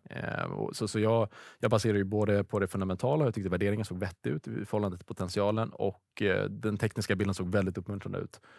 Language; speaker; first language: Swedish; native; Swedish